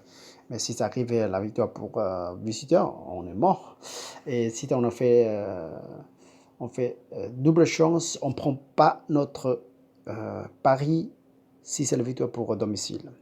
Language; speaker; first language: French; non-native, fluent; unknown